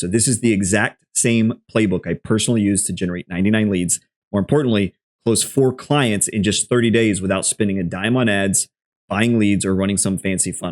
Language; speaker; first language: English; native; English